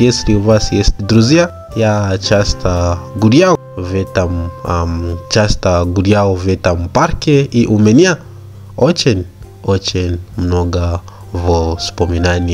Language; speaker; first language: Russian; non-native, learner; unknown